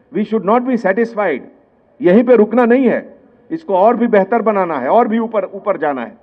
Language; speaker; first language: Hindi; non-native, local second language; Telugu